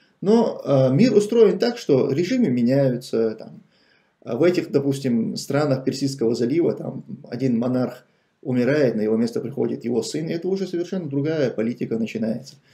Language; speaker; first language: Russian; non-native, local second language; Chechen